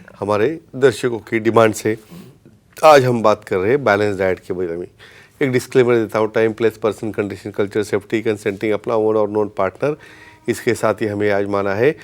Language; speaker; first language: Hindi; non-native, local second language; Marathi